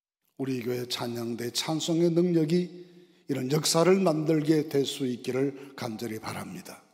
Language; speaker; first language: Korean; native; Korean